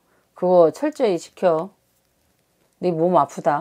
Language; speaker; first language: Korean; native; Korean